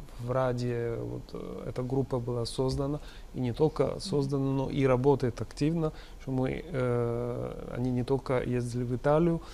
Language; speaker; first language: Russian; non-native, fluent; Italian